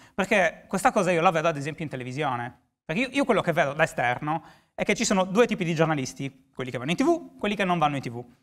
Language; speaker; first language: Italian; native; Italian